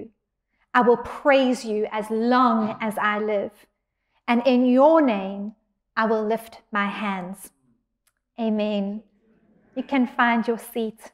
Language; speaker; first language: English; native; English